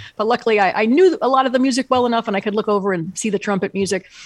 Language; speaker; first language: English; native; English